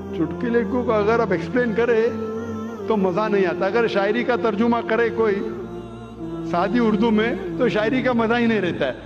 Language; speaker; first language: Urdu; non-native, local second language; Konkani